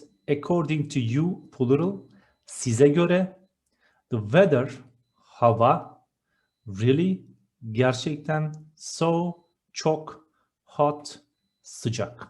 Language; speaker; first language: English; non-native, fluent; Turkish